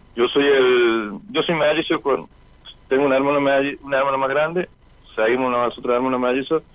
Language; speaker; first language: Spanish; native; Spanish